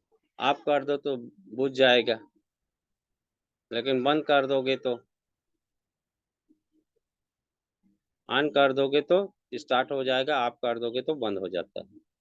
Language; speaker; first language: Hindi; native; Hindi